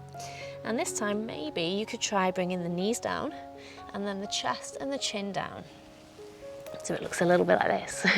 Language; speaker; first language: English; native; English